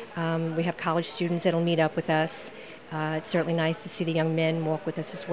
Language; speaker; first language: English; native; English